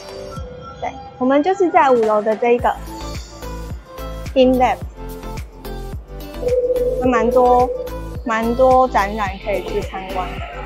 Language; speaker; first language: Chinese; native; Chinese